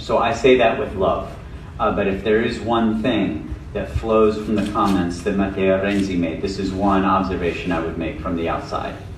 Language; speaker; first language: English; native; English